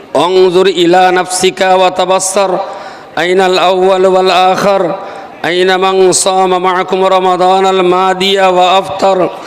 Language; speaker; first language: Arabic; non-native, fluent; Bangla